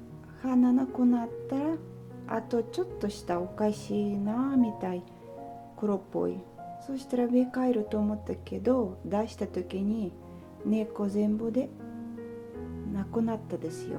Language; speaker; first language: Japanese; non-native, learner; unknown